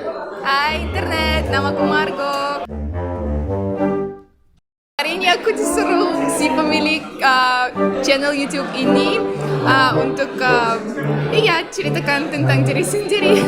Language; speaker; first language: Indonesian; non-native, fluent; Russian